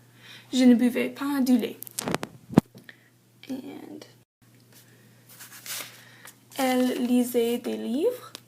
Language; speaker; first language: French; non-native, learner; English